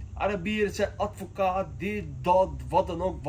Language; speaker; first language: Dutch; early bilingual, other home language; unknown